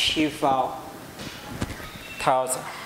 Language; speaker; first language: Vietnamese; non-native, learner; Hindi